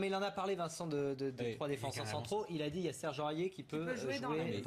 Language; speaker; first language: French; native; French